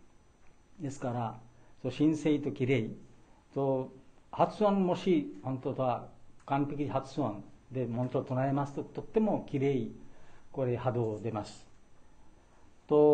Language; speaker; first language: Japanese; non-native, fluent; Bangla